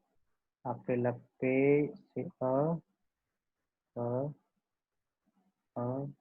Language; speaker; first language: French; non-native, learner; Hindi